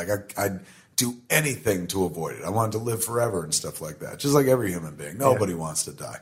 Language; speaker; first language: English; native; English